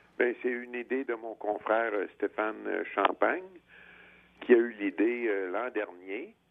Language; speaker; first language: French; native; French